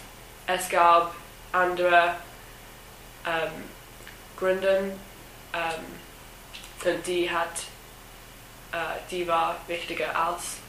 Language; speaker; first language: German; non-native, learner; English